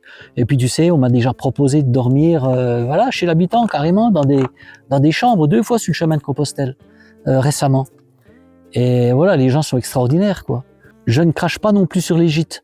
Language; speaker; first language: French; native; French